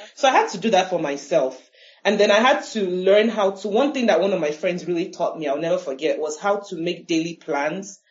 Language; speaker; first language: English; non-native, local second language; Igbo